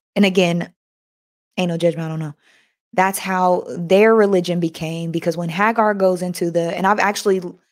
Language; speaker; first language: English; native; English